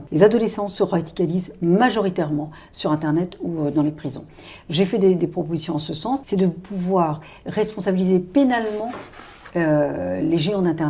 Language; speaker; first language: French; native; French